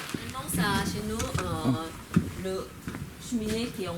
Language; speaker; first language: French; non-native, learner; Korean